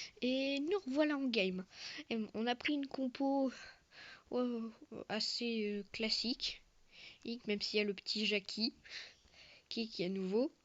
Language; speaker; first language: French; native; French